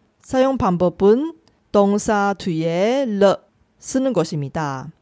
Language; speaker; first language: Korean; non-native, local second language; Chinese